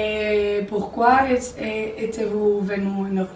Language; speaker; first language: French; non-native, learner; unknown